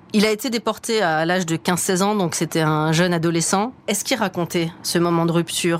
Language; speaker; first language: French; native; French